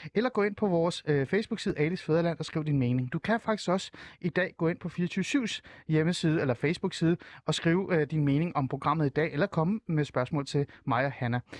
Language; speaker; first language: Danish; early bilingual, other home language; Persian